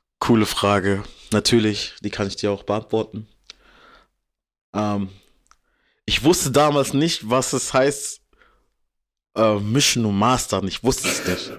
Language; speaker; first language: German; early bilingual, other home language; French